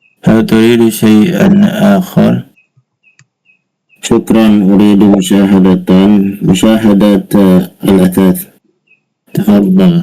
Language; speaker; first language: Arabic; non-native, learner; Indonesian